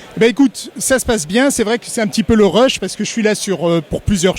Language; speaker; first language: French; native; French